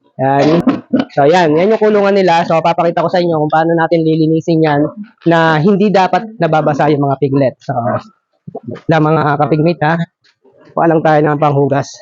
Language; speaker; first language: Filipino; native; Filipino